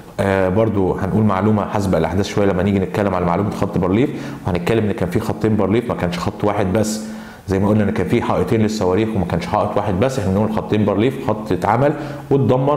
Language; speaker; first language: Arabic; native; Arabic